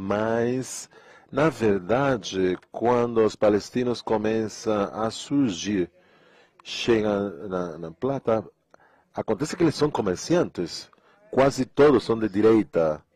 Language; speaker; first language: Portuguese; non-native, fluent; Spanish